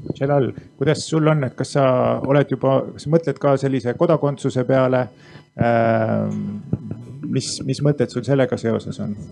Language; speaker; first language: Estonian; native; Estonian